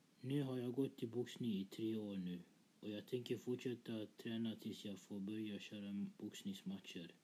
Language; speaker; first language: Swedish; early bilingual, other home language; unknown